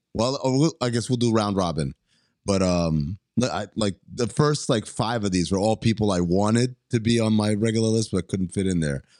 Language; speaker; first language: English; native; English